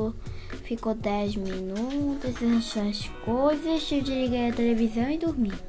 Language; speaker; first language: Portuguese; early bilingual, heritage; Portuguese